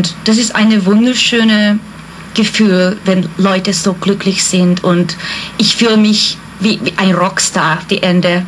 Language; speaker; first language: German; non-native, fluent; Hungarian